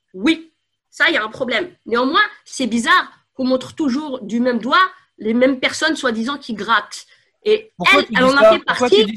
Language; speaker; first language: French; native; French